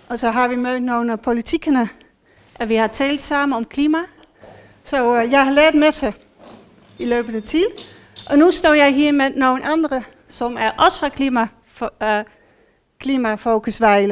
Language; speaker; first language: Danish; non-native, fluent; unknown